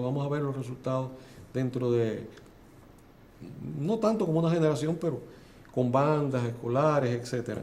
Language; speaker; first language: Spanish; native; Spanish